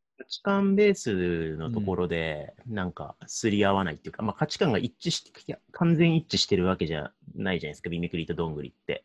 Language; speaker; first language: Japanese; native; Japanese